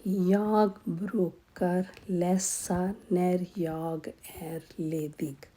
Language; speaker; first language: Swedish; non-native, learner; Urdu